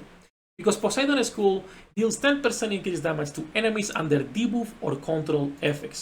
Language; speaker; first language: English; non-native, fluent; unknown